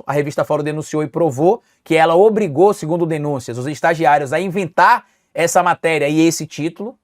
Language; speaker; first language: Portuguese; native; Portuguese